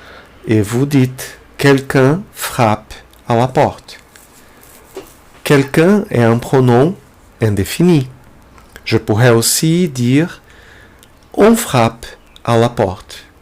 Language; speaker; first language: French; non-native, fluent; Portuguese